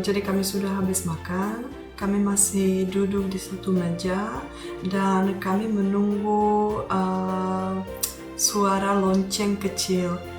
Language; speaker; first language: Indonesian; non-native, fluent; Czech